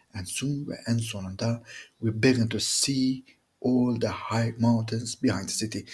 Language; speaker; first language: English; non-native, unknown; Turkish